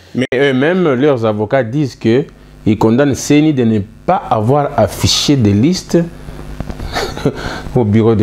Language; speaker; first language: French; non-native, local second language; Lingala